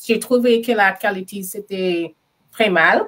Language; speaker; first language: French; non-native, learner; English